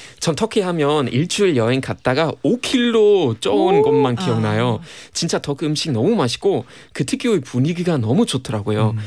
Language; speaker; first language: Korean; non-native, fluent; German